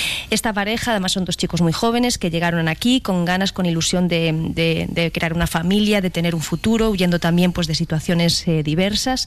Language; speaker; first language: Spanish; native; Spanish